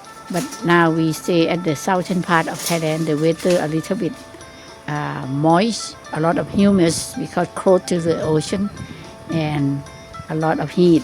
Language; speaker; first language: English; non-native, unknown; Thai